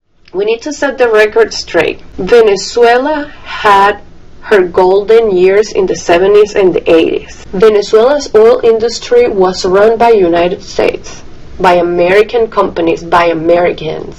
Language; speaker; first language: English; non-native, fluent; Spanish